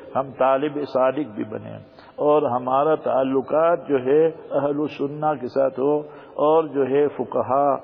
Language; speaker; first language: Urdu; early bilingual, heritage; Urdu